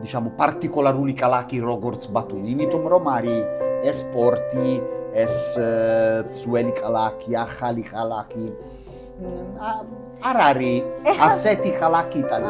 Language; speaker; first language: Georgian; non-native, learner; Italian